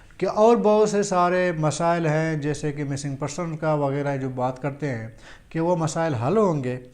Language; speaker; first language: Urdu; non-native, local second language; Baluchi